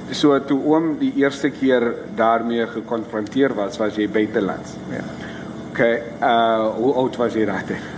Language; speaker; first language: Afrikaans; non-native, local second language; Xhosa